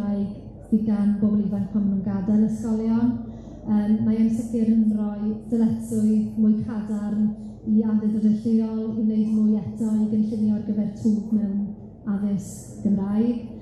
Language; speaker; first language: Welsh; native; Welsh